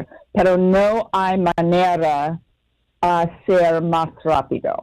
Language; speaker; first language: Spanish; non-native, fluent; English